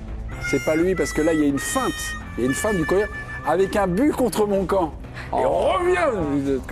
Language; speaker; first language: French; native; French